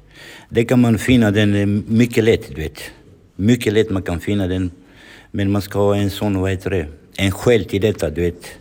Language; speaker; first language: Swedish; non-native, fluent; Romany